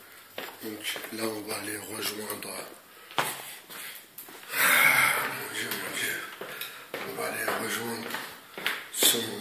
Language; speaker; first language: French; native; French